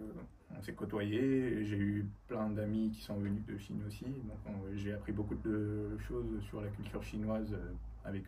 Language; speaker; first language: French; early bilingual, other home language; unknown